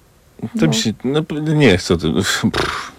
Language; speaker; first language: Polish; native; Polish